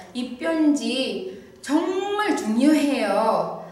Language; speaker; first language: Korean; non-native, fluent; Indonesian